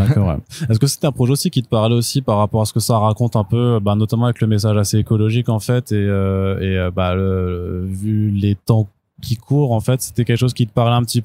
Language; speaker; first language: French; native; French